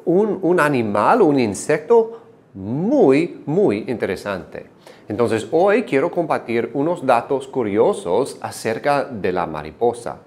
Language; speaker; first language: Spanish; non-native, fluent; English